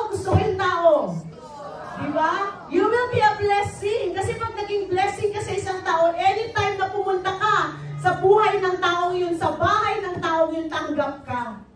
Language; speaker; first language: Filipino; native; Filipino